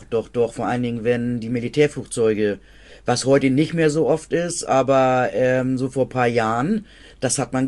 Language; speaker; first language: German; native; German